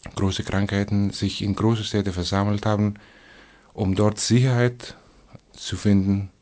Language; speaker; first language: German; non-native, fluent; Greek